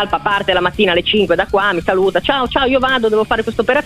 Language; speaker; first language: Italian; native; Italian